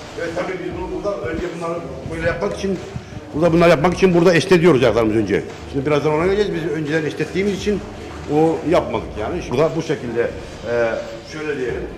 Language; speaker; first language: Turkish; early bilingual, heritage; Turkish